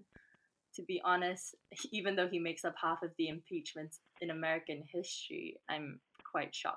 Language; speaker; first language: English; non-native, local second language; Chinese